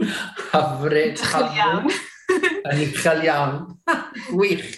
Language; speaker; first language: Welsh; native; Welsh